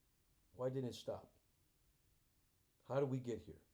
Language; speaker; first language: English; native; English